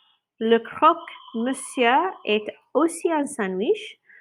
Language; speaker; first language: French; non-native, fluent; English